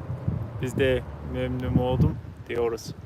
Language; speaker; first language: Turkish; non-native, learner; English